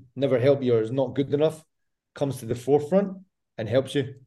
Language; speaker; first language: English; native; English